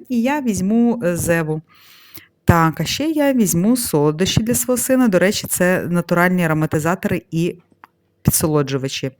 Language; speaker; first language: Ukrainian; non-native, local second language; Russian